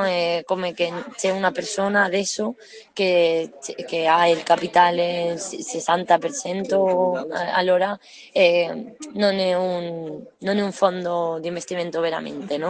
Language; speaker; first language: Italian; non-native, learner; Spanish